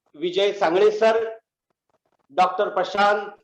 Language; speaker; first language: English; non-native, local second language; Marathi